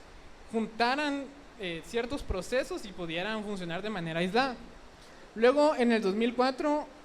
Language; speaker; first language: Spanish; native; Spanish